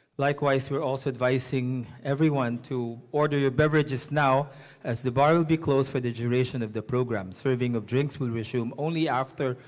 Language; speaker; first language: English; non-native, local second language; Filipino